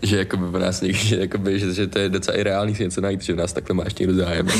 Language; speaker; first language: Czech; native; Czech